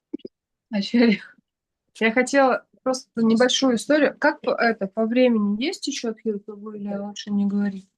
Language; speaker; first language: Russian; native; Russian